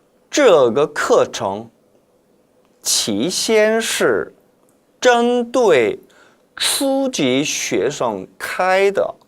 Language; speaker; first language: Chinese; non-native, fluent; Korean